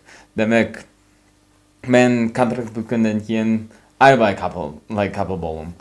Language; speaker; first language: Kyrgyz; non-native, learner; English